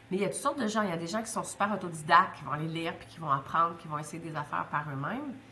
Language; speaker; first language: French; native; French